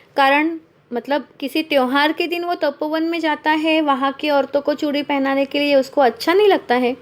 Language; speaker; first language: Hindi; non-native, local second language; Marathi